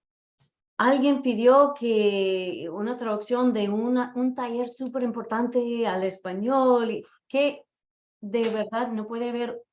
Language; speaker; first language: Spanish; non-native, fluent; English